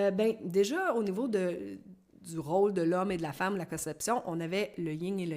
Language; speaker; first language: French; native; French